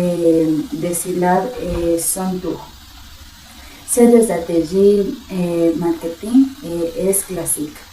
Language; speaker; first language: French; non-native, learner; Spanish